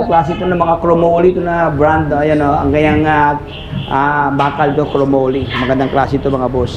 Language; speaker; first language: Filipino; native; Filipino